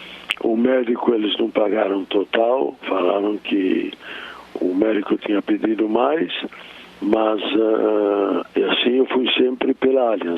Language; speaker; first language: Portuguese; non-native, fluent; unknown